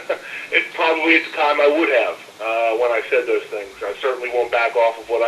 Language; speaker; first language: English; native; English